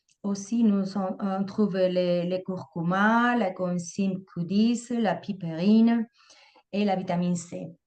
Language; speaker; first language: French; non-native, fluent; Spanish